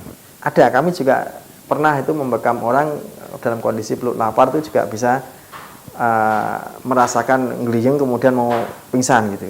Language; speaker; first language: Indonesian; non-native, local second language; Javanese